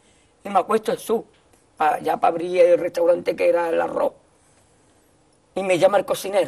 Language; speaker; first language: Spanish; native; Spanish